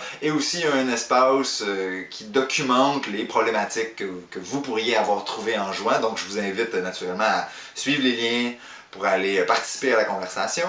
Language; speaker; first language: French; native; French